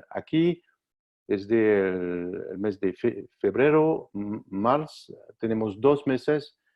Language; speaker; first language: Spanish; non-native, learner; French